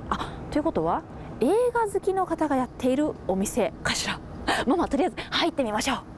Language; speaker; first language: Japanese; native; Japanese